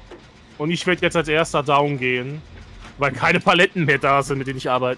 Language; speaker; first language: German; native; German